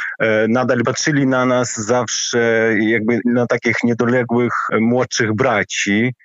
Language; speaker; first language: Polish; non-native, fluent; Ukrainian